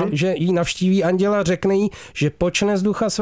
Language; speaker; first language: Czech; native; Czech